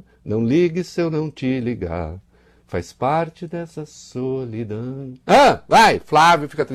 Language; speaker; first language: Portuguese; native; Portuguese